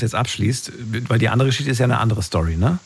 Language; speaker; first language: German; native; German